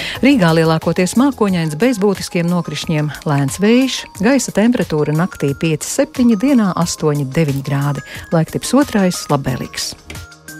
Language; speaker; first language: Latvian; native; Latvian